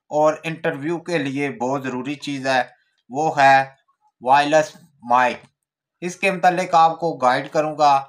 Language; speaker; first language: Urdu; non-native, local second language; Pahari-Potwari